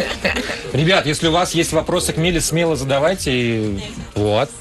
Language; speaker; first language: Russian; native; Russian